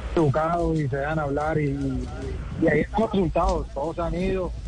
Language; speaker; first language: Spanish; native; Spanish